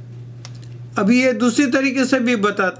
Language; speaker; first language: Hindi; non-native, local second language; Gujarati